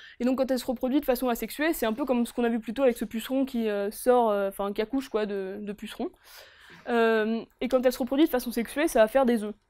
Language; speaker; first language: French; native; French